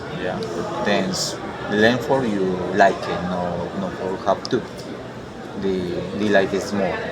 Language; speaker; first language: English; non-native, learner; Spanish